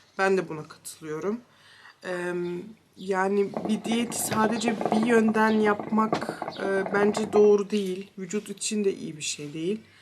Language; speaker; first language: Turkish; early bilingual, heritage; Turkish